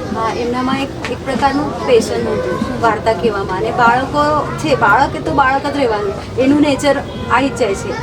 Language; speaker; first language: Gujarati; non-native, local second language; Marathi